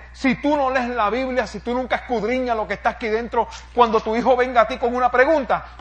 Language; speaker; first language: Spanish; native; Spanish